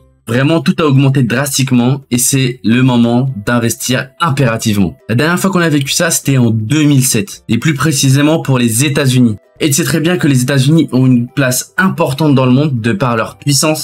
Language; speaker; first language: French; native; French